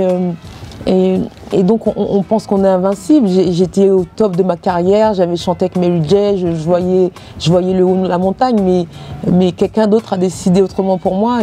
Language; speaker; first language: French; native; French